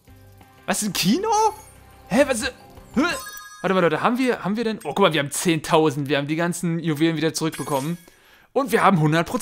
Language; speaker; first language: German; native; German